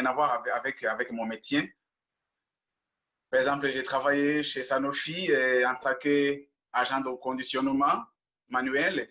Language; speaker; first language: French; non-native, local second language; Kinyarwanda